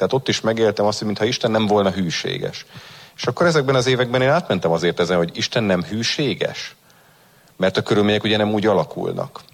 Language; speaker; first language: Hungarian; native; Hungarian